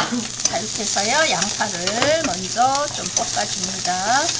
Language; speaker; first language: Korean; native; Korean